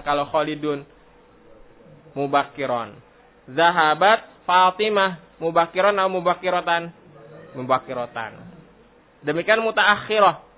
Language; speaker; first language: Arabic; non-native, learner; Indonesian